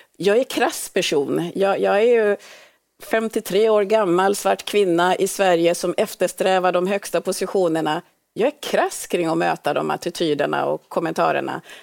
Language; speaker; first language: Swedish; early bilingual, other home language; Swahili